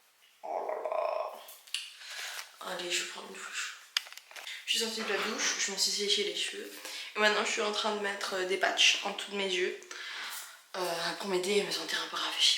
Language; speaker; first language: French; native; French